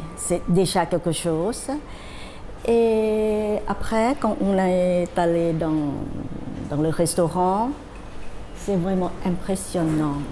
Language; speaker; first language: French; non-native, fluent; Thai